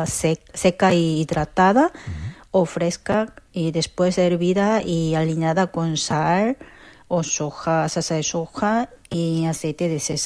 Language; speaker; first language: Spanish; non-native, fluent; Korean